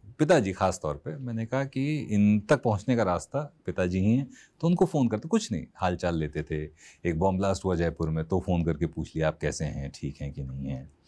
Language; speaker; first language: Hindi; native; Hindi